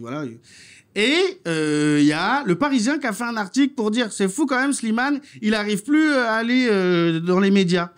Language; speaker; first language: French; native; French